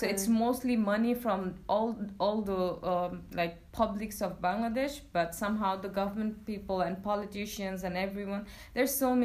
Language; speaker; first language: English; non-native, local second language; Bangla